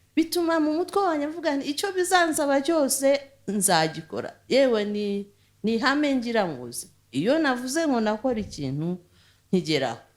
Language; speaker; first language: Kinyarwanda; early bilingual, heritage; Kinyarwanda